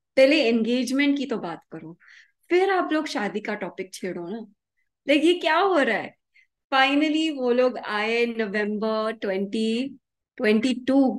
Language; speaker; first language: Hindi; early bilingual, heritage; Hindi